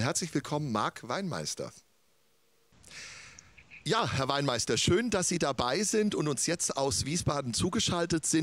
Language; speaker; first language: German; native; German